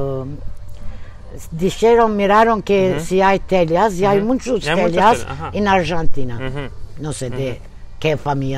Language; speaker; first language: Spanish; early bilingual, heritage; Turkish